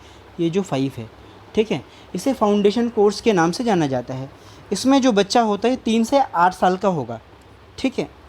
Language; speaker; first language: Hindi; native; Hindi